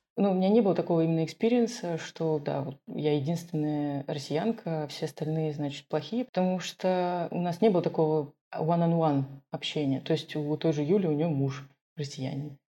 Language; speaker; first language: Russian; non-native, local second language; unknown